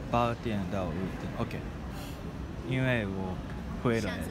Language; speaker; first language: Chinese; non-native, learner; Japanese